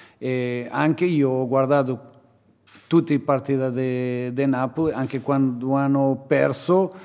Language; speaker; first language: Italian; non-native, learner; Portuguese